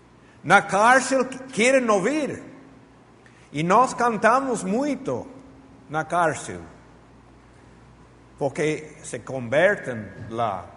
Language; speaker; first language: Portuguese; non-native, fluent; Spanish